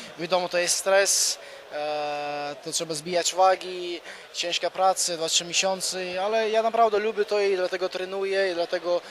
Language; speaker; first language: Polish; non-native, fluent; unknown